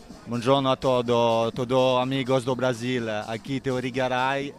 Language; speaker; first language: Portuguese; non-native, learner; Italian